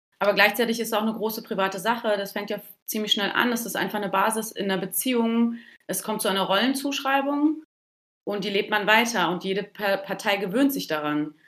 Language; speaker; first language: German; early bilingual, other home language; Turkish